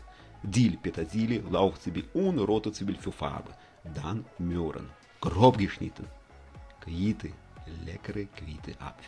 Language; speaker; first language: German; non-native, learner; Russian